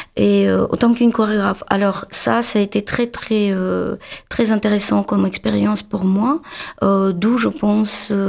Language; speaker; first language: French; non-native, fluent; Uzbek